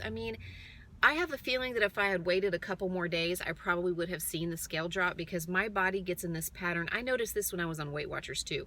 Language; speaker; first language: English; native; English